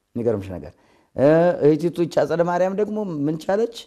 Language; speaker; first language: Amharic; native; Amharic